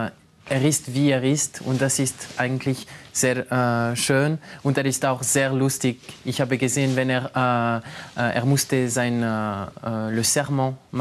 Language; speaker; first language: German; non-native, local second language; French